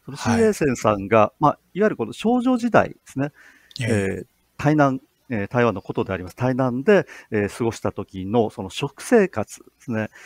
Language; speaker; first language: Japanese; native; Japanese